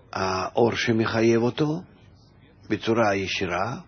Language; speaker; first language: Hebrew; non-native, fluent; Russian